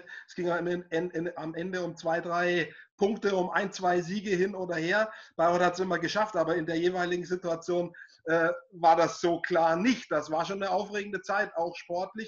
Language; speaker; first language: German; native; German